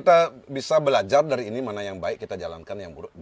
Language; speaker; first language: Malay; non-native, local second language; Balinese